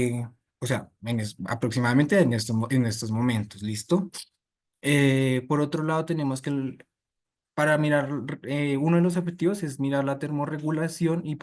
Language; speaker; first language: Spanish; native; Spanish